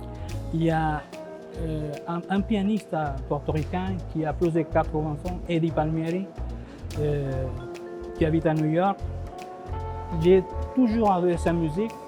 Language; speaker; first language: French; non-native, fluent; Spanish